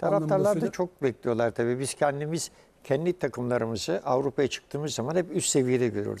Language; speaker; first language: Turkish; native; Turkish